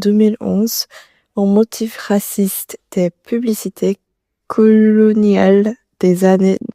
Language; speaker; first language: French; non-native, learner; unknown